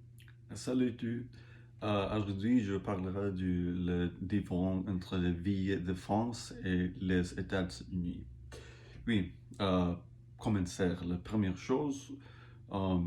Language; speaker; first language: French; non-native, learner; English